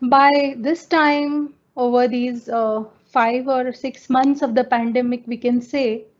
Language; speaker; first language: English; non-native, local second language; Marathi